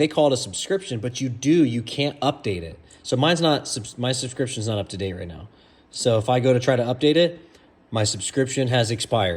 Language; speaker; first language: English; native; English